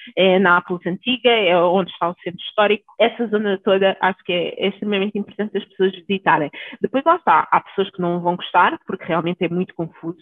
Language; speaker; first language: Portuguese; early bilingual, other home language; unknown